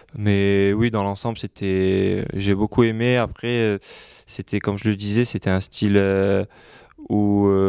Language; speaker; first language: French; native; French